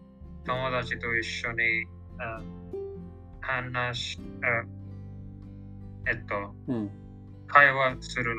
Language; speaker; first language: Japanese; non-native, learner; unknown